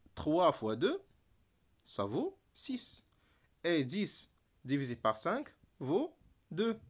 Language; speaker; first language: French; non-native, local second language; Arabic